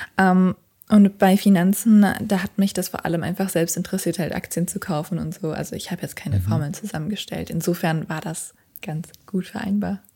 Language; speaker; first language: German; early bilingual, other home language; Kurdish